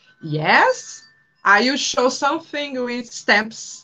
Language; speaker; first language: English; non-native, learner; Portuguese